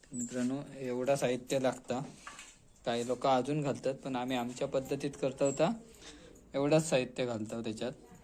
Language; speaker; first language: Marathi; native; Marathi